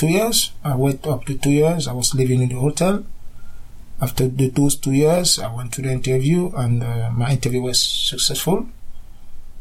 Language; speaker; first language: English; non-native, learner; French